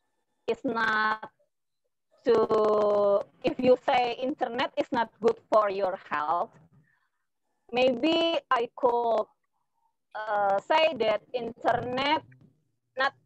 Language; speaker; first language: English; non-native, learner; Indonesian